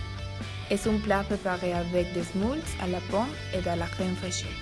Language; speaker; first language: French; non-native, learner; Spanish